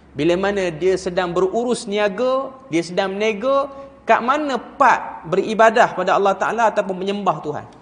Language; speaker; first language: Malay; native; Malay